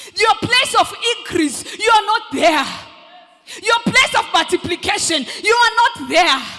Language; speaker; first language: English; non-native, local second language; Swahili